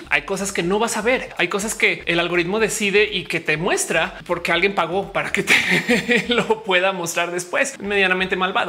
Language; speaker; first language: Spanish; native; Spanish